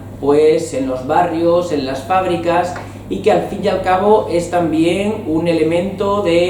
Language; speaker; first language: Spanish; native; Spanish